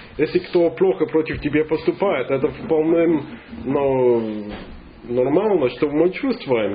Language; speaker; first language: Russian; non-native, fluent; English